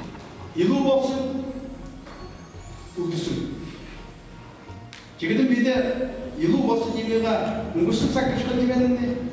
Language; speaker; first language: Mongolian; non-native, learner; Buriat